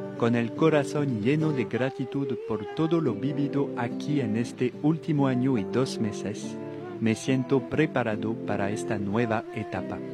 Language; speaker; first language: Spanish; non-native, fluent; French